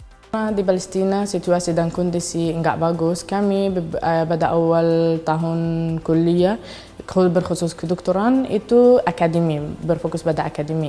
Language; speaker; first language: Indonesian; non-native, learner; Arabic